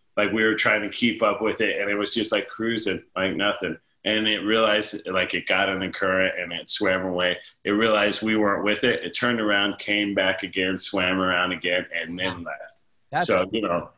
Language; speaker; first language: English; native; English